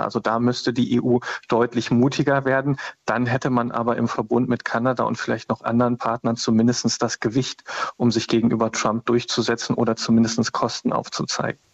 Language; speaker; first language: German; native; German